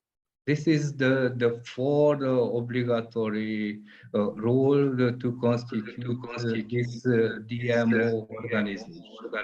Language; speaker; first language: English; non-native, fluent; Hungarian